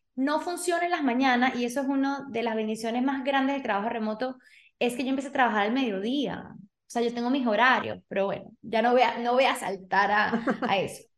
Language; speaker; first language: Spanish; early bilingual, other home language; Portuguese